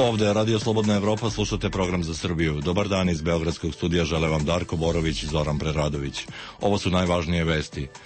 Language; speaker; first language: Serbian; native; Serbian